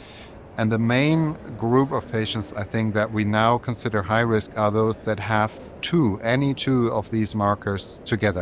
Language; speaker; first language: English; non-native, fluent; German